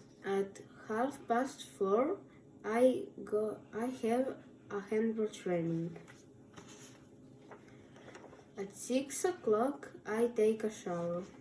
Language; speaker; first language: English; non-native, learner; Croatian